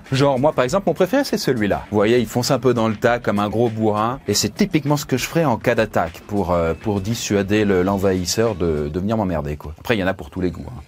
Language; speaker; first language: French; native; French